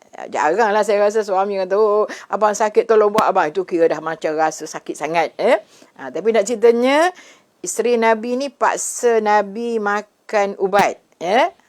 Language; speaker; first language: Malay; native; Malay